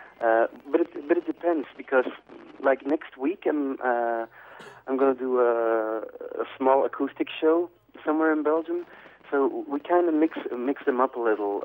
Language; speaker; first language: English; non-native, fluent; Dutch